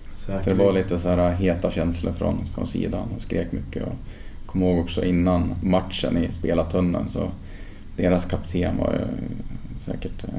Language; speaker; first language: Swedish; native; Swedish